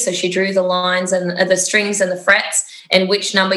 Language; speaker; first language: English; native; English